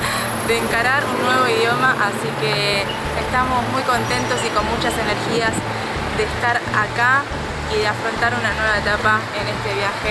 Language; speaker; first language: Spanish; native; Spanish